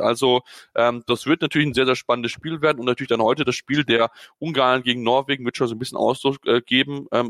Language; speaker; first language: German; native; German